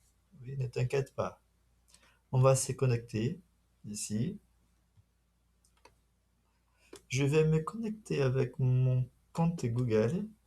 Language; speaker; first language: French; non-native, fluent; Portuguese